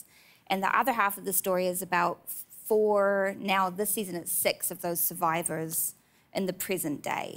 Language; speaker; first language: English; native; English